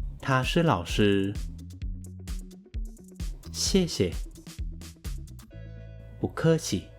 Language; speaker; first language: Chinese; non-native, fluent; Thai